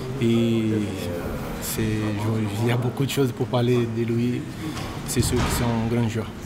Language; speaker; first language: French; non-native, learner; Portuguese